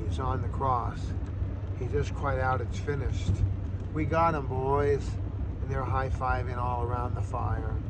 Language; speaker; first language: English; native; English